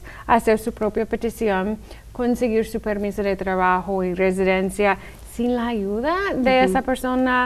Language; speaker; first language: Spanish; non-native, fluent; English